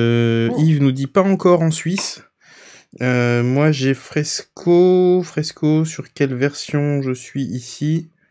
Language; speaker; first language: French; native; French